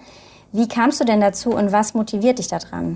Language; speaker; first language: German; native; German